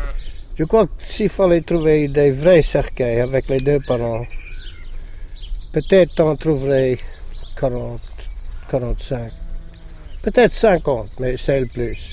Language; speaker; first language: French; non-native, local second language; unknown